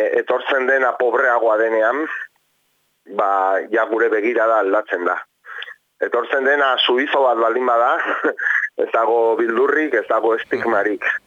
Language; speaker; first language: Basque; non-native, local second language; Spanish